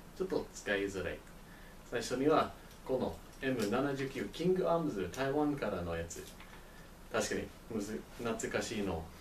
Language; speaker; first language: Japanese; non-native, learner; English